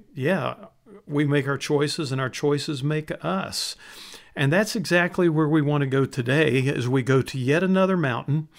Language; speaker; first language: English; native; English